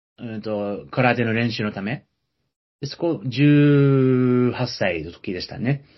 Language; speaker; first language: Japanese; non-native, fluent; English